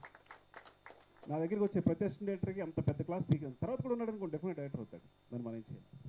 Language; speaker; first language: Telugu; native; Telugu